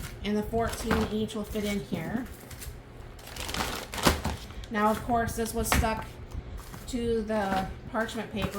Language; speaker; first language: English; native; English